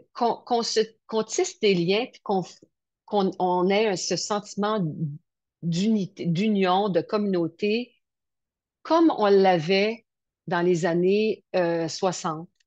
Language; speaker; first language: French; native; French